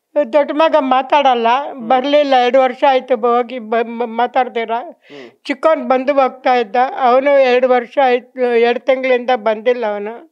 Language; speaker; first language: Kannada; non-native, local second language; Telugu